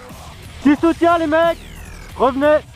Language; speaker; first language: French; native; French